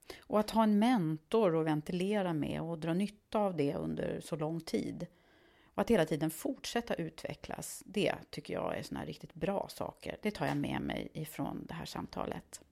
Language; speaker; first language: Swedish; native; Swedish